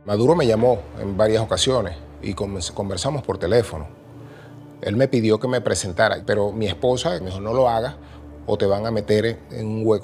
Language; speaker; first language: Spanish; native; Spanish